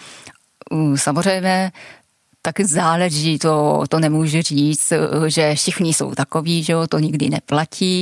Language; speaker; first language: Czech; non-native, fluent; Japanese